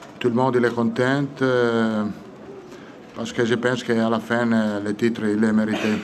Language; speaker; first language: French; non-native, fluent; Italian